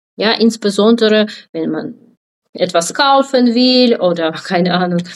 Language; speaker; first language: German; non-native, fluent; Ukrainian